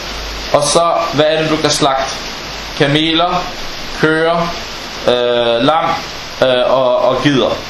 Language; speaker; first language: Danish; non-native, fluent; Arabic